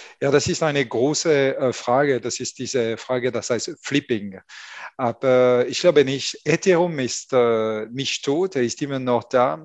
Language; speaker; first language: German; non-native, fluent; French